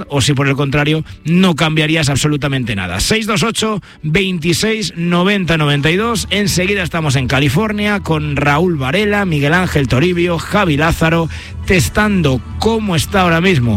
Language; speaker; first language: Spanish; native; Spanish